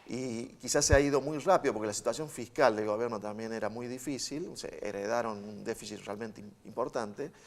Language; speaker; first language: Spanish; native; Spanish